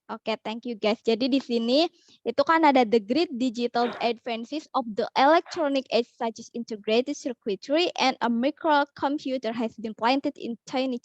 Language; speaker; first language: English; non-native, learner; Indonesian